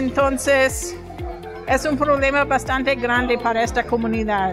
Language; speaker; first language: Spanish; non-native, fluent; English